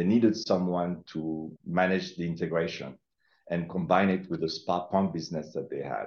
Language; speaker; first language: English; non-native, fluent; French